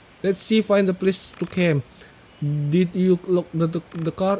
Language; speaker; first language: English; non-native, learner; Indonesian